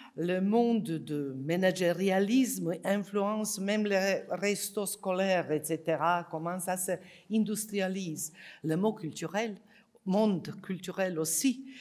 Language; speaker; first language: French; non-native, fluent; Serbian